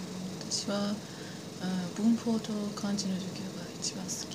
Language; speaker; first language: Japanese; non-native, learner; Persian